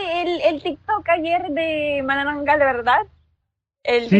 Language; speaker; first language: Spanish; non-native, learner; Filipino